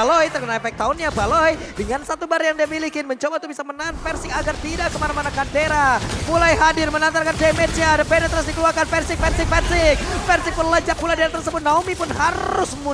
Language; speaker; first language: Indonesian; native; Indonesian